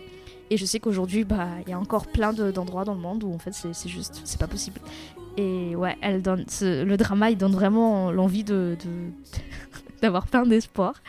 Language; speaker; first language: French; native; French